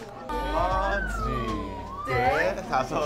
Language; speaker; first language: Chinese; non-native, learner; Japanese